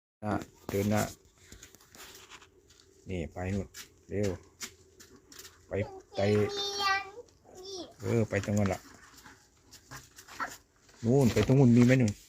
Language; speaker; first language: Thai; native; Thai